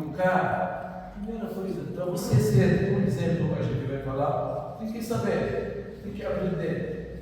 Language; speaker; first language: Portuguese; non-native, fluent; Arabic